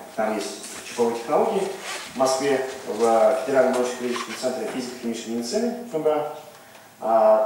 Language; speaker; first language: Russian; native; Russian